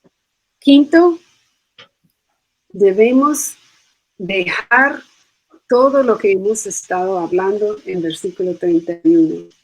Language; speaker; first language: Spanish; non-native, fluent; English